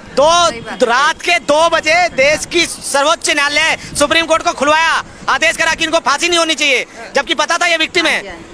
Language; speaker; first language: Hindi; native; Hindi